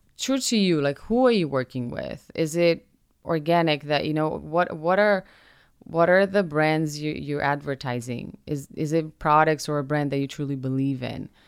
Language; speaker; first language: English; non-native, fluent; Portuguese